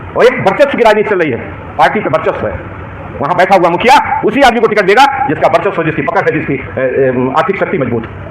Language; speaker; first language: Hindi; native; Hindi